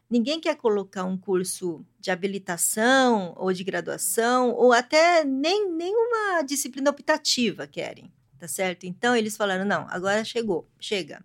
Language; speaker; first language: Portuguese; early bilingual, other home language; Korean